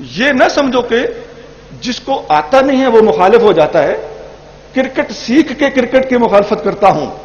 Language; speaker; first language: Urdu; non-native, local second language; Punjabi